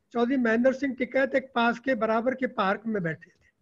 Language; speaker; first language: Hindi; native; Hindi